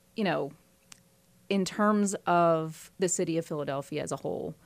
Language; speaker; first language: English; native; English